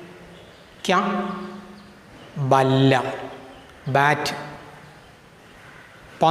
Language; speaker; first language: Hindi; non-native, local second language; Malayalam